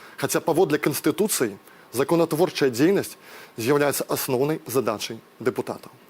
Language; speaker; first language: Belarusian; non-native, local second language; Russian